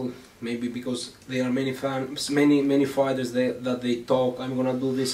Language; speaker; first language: English; non-native, learner; Greek